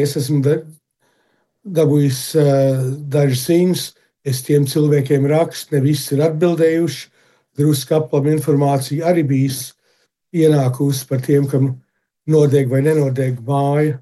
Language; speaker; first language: Latvian; early bilingual, heritage; Latvian